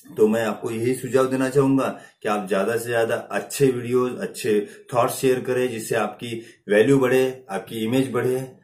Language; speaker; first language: Hindi; non-native, local second language; Marathi